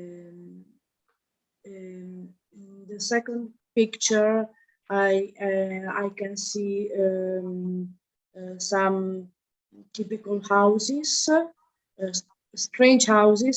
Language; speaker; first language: English; non-native, learner; Italian